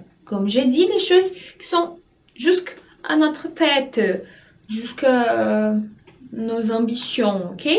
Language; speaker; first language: French; non-native, fluent; Portuguese